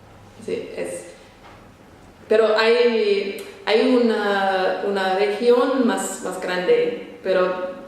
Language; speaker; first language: Spanish; non-native, fluent; English